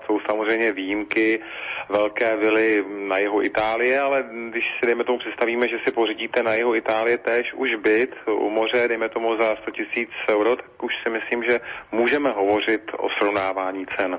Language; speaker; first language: Czech; native; Czech